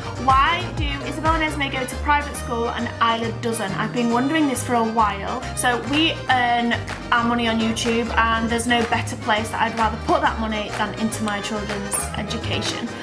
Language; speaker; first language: English; native; English